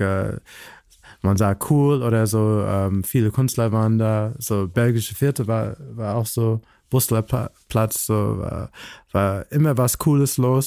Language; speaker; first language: German; non-native, fluent; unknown